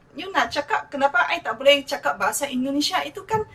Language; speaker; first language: Malay; non-native, local second language; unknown